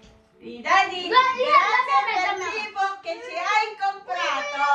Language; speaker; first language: Italian; early bilingual, other home language; Filipino